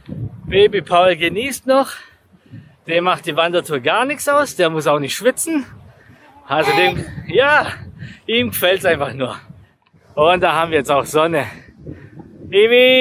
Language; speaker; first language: German; native; German